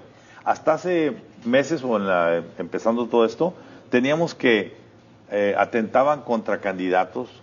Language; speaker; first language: Spanish; native; Spanish